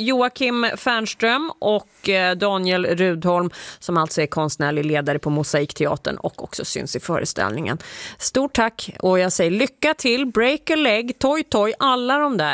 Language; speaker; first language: Swedish; native; Swedish